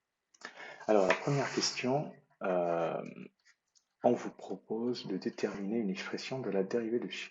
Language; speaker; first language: French; native; French